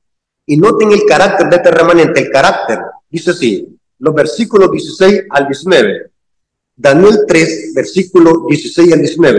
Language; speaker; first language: Spanish; native; Spanish